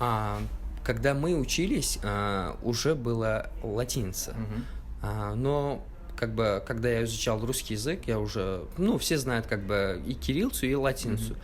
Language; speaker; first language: Russian; non-native, local second language; Uzbek